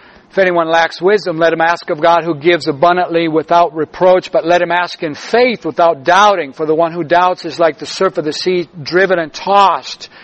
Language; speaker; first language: English; native; English